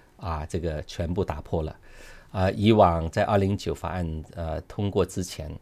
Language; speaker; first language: Chinese; non-native, local second language; Cantonese